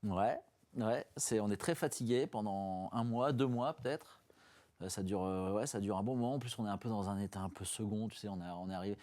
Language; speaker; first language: French; native; French